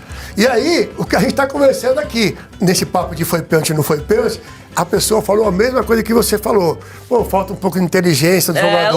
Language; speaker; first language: Portuguese; native; Portuguese